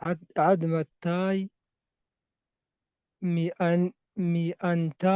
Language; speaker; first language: Hebrew; non-native, learner; English